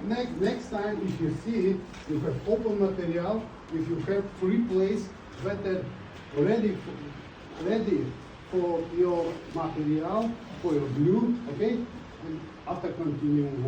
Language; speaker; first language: English; non-native, learner; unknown